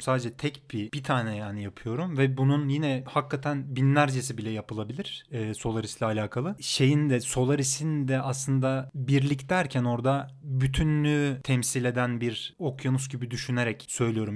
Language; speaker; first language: Turkish; native; Turkish